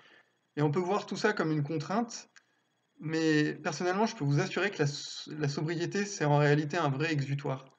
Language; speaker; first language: French; native; French